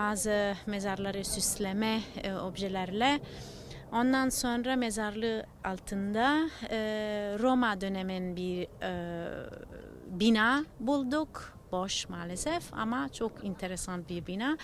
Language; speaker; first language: Turkish; non-native, learner; Italian